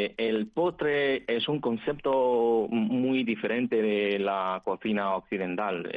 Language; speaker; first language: Spanish; non-native, fluent; Chinese